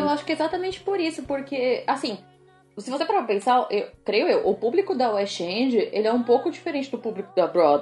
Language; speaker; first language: Portuguese; native; Portuguese